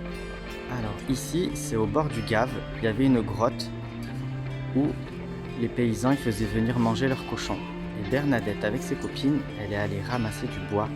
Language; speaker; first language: French; native; French